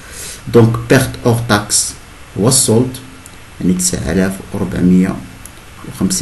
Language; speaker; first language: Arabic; native; Arabic